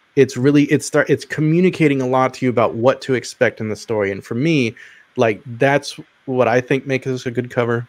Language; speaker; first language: English; native; English